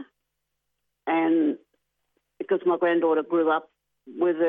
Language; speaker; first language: English; native; English